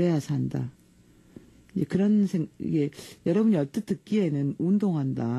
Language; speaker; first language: Korean; native; Korean